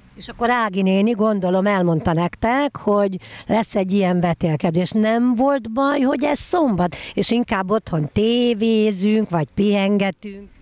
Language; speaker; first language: Hungarian; native; Hungarian